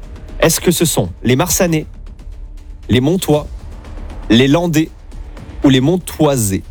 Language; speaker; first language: French; native; French